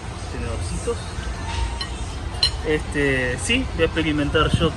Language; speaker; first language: Spanish; native; Spanish